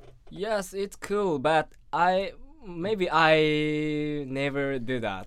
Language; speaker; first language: English; non-native, learner; Japanese